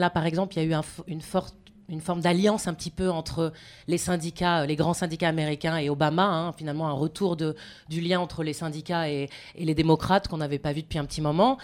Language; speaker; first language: French; native; French